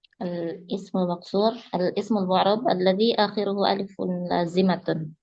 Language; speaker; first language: Arabic; non-native, learner; Indonesian